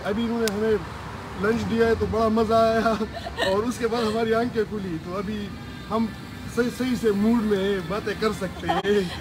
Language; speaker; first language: Urdu; native; Urdu